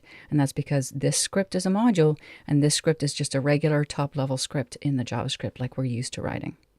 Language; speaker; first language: English; native; English